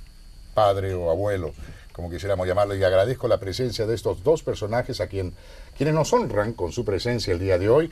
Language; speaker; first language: Spanish; native; Spanish